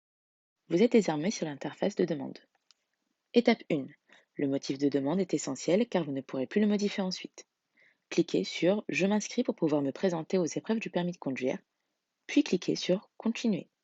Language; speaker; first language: French; native; French